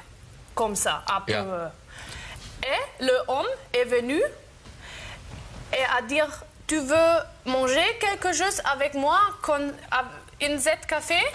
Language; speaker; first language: French; non-native, learner; German